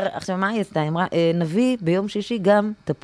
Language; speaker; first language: Hebrew; native; Hebrew